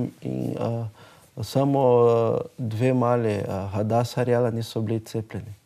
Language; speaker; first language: Slovenian; non-native, learner; Portuguese